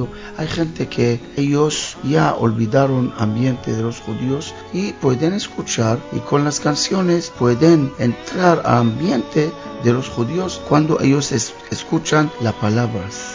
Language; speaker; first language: Spanish; non-native, learner; Hebrew